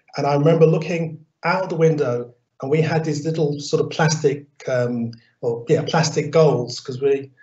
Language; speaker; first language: English; native; English